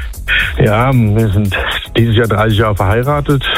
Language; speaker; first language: German; native; German